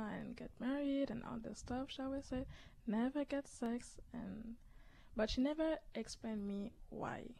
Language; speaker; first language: English; native; English